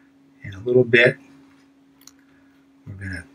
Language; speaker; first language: English; native; English